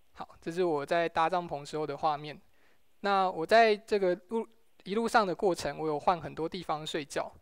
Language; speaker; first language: Chinese; native; Chinese